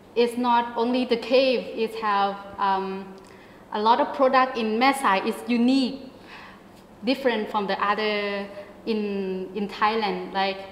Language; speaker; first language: English; non-native, learner; Thai